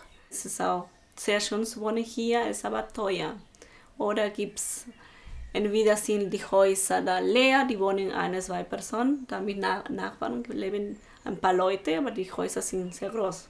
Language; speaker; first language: German; non-native, learner; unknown